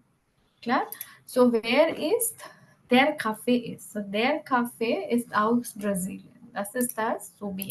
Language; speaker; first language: German; non-native, fluent; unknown